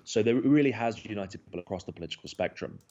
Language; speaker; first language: English; native; English